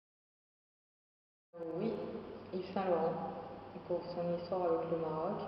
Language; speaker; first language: French; non-native, local second language; Arabic